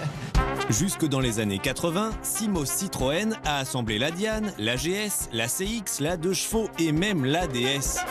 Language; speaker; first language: French; native; French